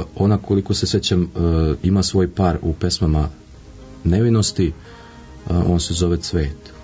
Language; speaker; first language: Serbian; native; Serbian